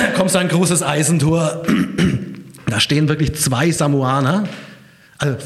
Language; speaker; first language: German; native; German